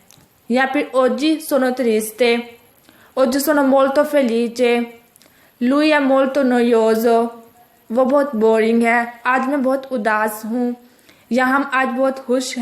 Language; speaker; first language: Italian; non-native, fluent; Urdu